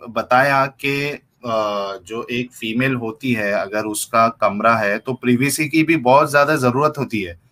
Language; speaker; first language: Hindi; native; Hindi